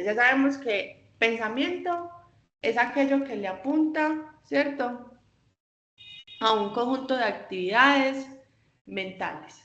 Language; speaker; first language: Spanish; native; Spanish